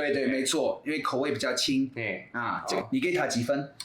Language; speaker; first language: Chinese; non-native, fluent; English